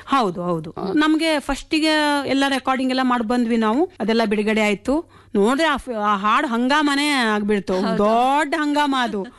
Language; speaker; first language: Kannada; non-native, local second language; Konkani